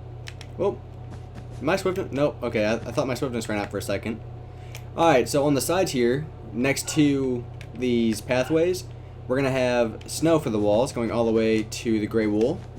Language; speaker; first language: English; native; English